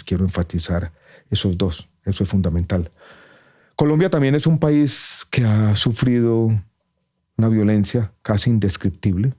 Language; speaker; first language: Spanish; native; Spanish